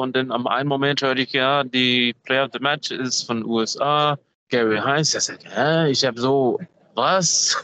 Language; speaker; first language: German; non-native, fluent; English